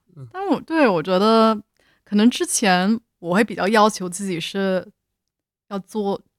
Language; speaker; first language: Chinese; non-native, fluent; English